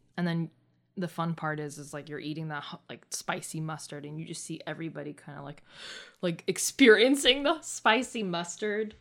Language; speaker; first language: English; early bilingual, other home language; Russian